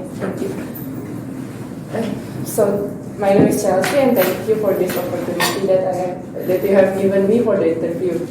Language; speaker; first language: English; non-native, learner; Indonesian